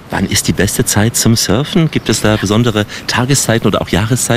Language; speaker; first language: German; native; German